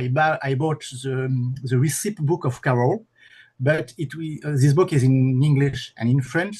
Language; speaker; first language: English; non-native, learner; French